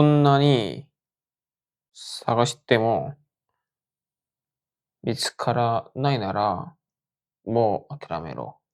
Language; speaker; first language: Japanese; non-native, fluent; Korean